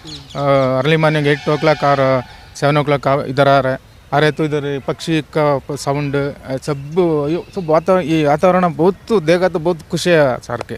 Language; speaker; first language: Hindi; non-native, local second language; Kannada